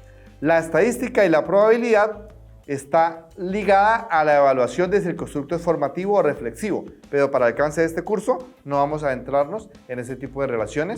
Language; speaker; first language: Spanish; native; Spanish